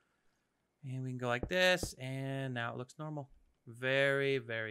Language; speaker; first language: English; native; English